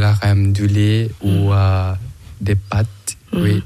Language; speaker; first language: French; non-native, learner; Thai